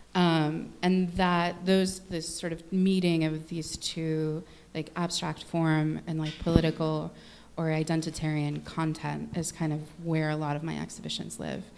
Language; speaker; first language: English; native; English